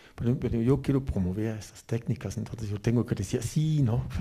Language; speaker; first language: Spanish; non-native, fluent; German